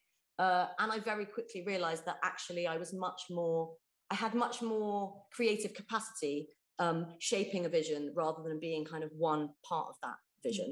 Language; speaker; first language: English; native; English